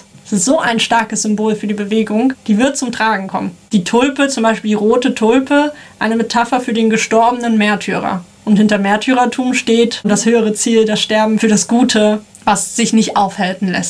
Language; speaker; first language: German; native; German